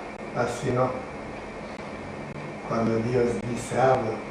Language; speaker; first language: Spanish; non-native, learner; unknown